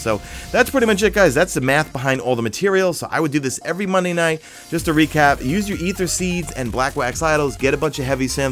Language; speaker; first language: English; native; English